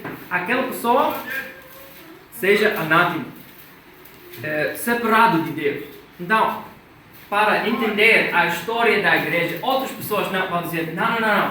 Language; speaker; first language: Portuguese; non-native, fluent; English